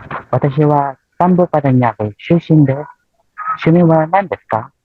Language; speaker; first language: Japanese; non-native, learner; Filipino